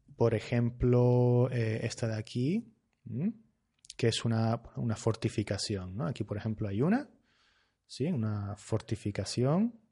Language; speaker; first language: Spanish; native; Spanish